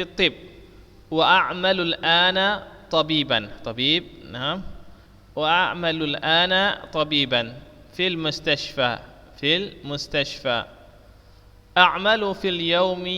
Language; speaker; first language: Arabic; non-native, fluent; Indonesian